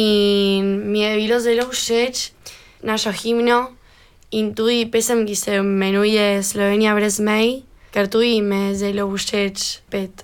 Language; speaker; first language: Slovenian; early bilingual, heritage; Slovenian